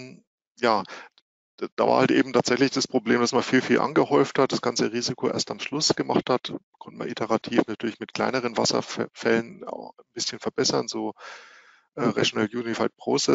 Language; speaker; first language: German; native; German